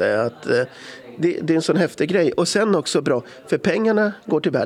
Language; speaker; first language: Swedish; native; Swedish